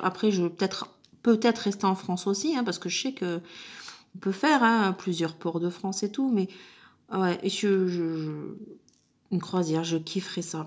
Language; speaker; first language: French; native; French